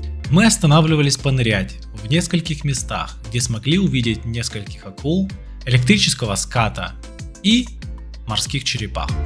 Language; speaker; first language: Russian; native; Russian